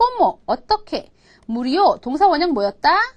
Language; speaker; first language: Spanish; non-native, fluent; Korean